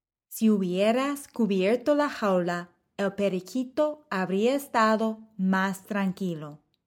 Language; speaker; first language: Spanish; non-native, fluent; English